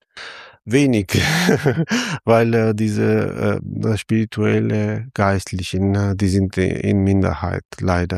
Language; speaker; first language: German; non-native, fluent; Armenian